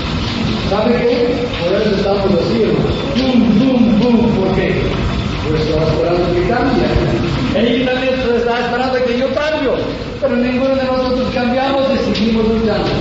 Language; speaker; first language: Spanish; non-native, fluent; English